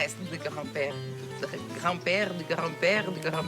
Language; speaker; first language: French; non-native, local second language; Portuguese